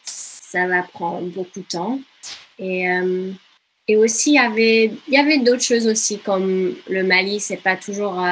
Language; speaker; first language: French; non-native, fluent; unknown